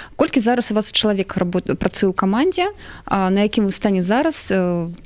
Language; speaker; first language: Belarusian; non-native, local second language; Russian